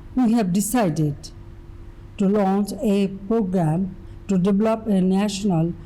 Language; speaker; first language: English; non-native, local second language; Bangla